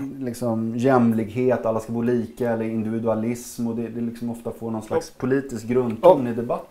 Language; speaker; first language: Swedish; native; Swedish